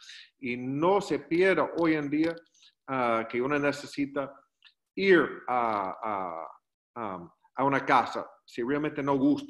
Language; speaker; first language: Spanish; non-native, learner; English